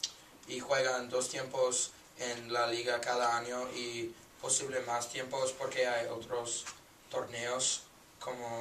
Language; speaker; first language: Spanish; non-native, learner; English